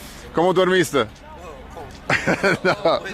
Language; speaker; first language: Spanish; non-native, learner; English